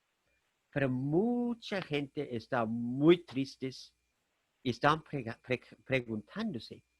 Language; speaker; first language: Spanish; non-native, fluent; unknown